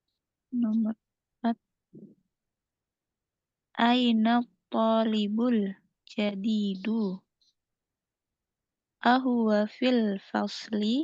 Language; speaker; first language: Arabic; non-native, learner; Indonesian